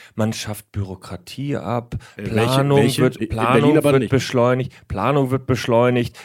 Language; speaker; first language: German; native; German